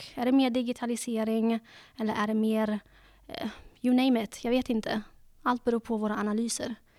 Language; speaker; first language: Swedish; early bilingual, other home language; Dutch